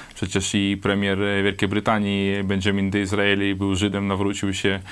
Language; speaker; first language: Polish; non-native, fluent; Hebrew